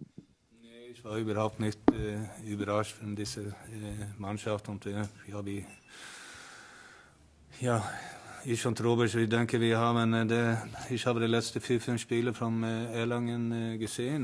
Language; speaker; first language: German; non-native, fluent; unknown